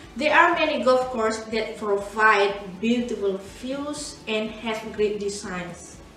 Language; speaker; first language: English; non-native, learner; Indonesian